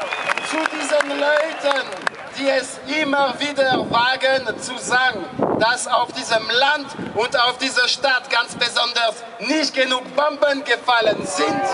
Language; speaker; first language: German; non-native, fluent; French